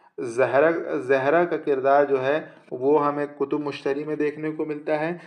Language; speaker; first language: Urdu; native; Urdu